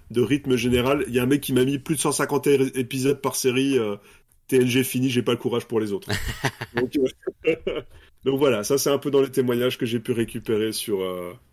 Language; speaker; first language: French; native; French